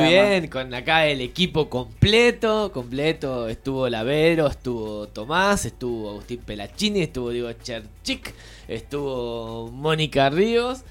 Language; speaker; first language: Spanish; native; Spanish